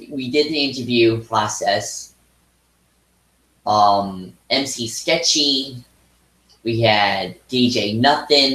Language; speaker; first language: English; native; English